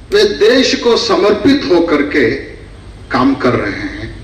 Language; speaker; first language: Hindi; non-native, local second language; Kannada